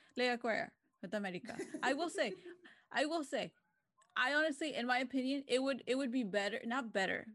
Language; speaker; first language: English; early bilingual, other home language; Spanish